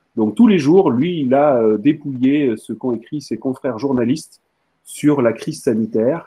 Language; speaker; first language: French; native; French